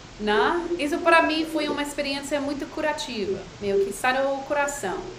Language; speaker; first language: Portuguese; non-native, fluent; English